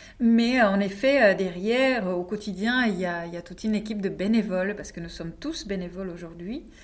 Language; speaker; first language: French; non-native, fluent; Czech